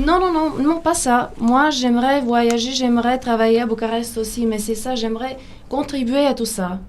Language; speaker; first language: French; non-native, fluent; Serbian